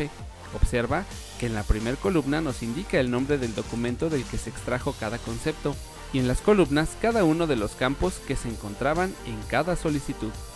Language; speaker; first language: Spanish; native; Spanish